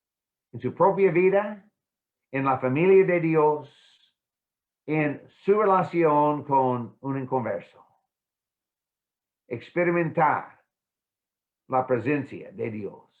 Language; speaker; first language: Spanish; non-native, fluent; English